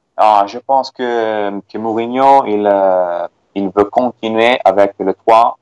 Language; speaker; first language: French; non-native, fluent; Italian